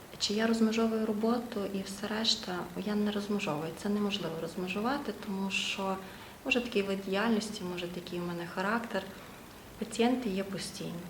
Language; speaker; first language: Ukrainian; native; Ukrainian